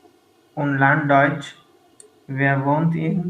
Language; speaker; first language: German; non-native, learner; Bangla